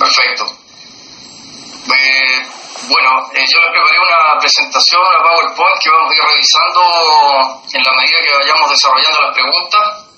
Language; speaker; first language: Spanish; native; Spanish